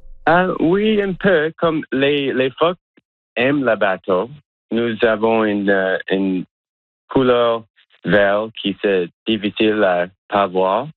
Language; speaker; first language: French; non-native, local second language; English